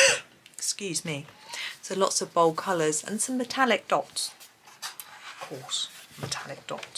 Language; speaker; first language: English; native; English